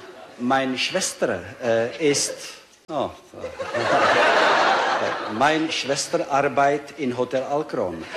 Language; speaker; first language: German; non-native, learner; Czech